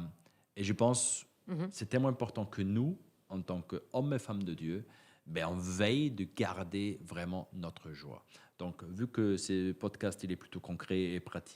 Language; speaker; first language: French; native; French